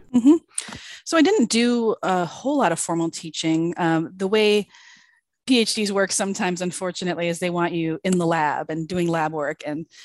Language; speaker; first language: English; native; English